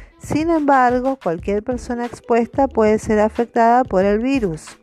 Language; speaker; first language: Spanish; native; Spanish